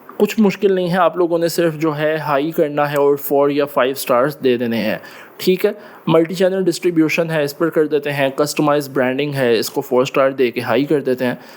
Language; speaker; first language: Urdu; non-native, local second language; Punjabi